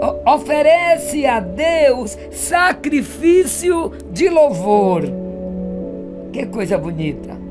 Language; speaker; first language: Portuguese; native; Portuguese